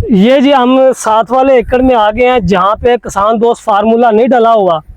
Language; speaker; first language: Urdu; non-native, local second language; Punjabi